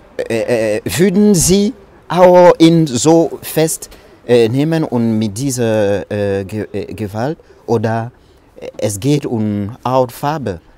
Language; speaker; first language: German; non-native, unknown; French